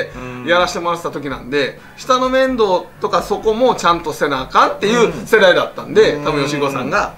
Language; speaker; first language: Japanese; native; Japanese